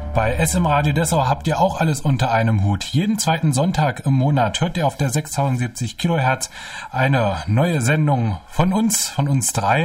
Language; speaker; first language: German; native; German